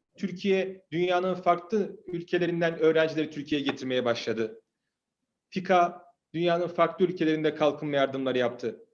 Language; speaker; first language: Turkish; native; Turkish